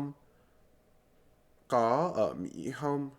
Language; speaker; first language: Vietnamese; non-native, learner; English